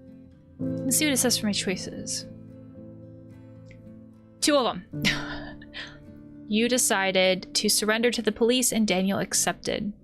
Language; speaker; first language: English; native; English